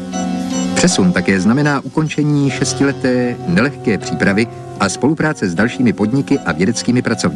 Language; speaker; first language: Czech; native; Czech